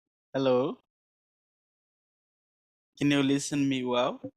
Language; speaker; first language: English; non-native, fluent; Portuguese